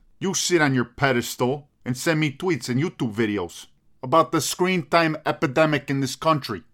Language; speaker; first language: English; native; English